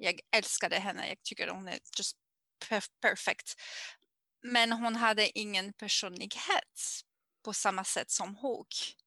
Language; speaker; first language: Swedish; non-native, learner; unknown